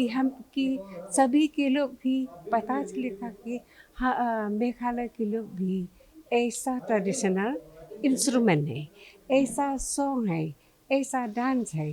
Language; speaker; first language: Hindi; non-native, local second language; Khasi